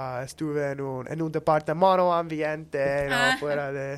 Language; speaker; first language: Spanish; non-native, fluent; English